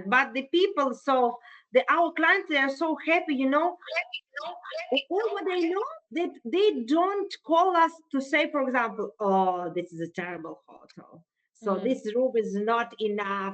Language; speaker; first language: English; non-native, fluent; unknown